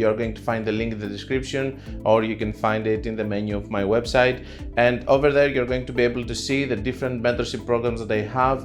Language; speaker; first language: English; non-native, fluent; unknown